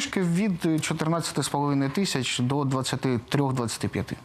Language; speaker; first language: Ukrainian; native; Ukrainian